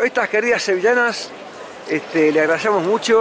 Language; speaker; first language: Spanish; native; Spanish